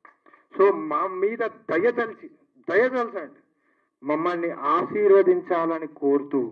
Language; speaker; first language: Telugu; native; Telugu